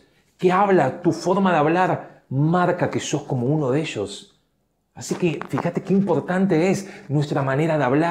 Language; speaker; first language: Spanish; native; Spanish